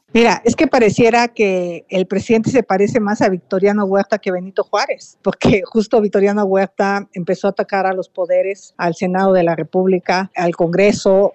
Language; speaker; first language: Spanish; native; Spanish